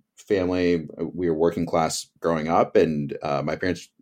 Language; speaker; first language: English; native; English